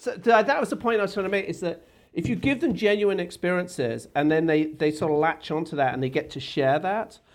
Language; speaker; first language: English; native; English